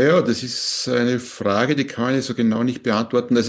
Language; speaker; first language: German; native; German